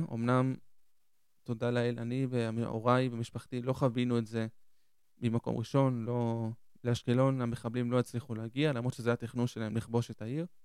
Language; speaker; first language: Hebrew; early bilingual, other home language; Spanish